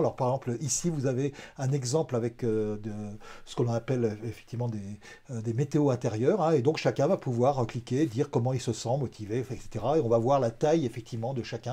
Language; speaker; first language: French; native; French